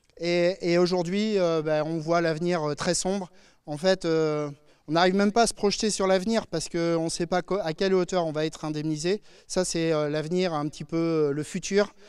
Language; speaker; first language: French; native; French